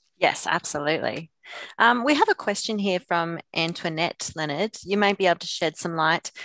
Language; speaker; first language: English; native; English